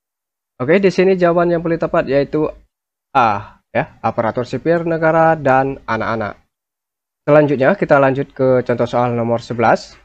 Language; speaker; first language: Indonesian; native; Indonesian